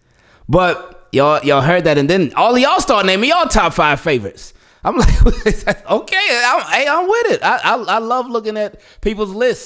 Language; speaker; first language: English; native; English